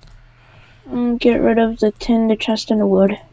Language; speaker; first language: English; native; English